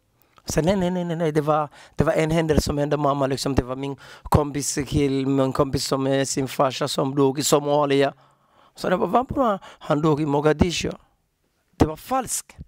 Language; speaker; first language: Swedish; non-native, learner; Somali